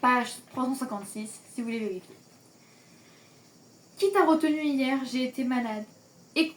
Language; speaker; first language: French; native; French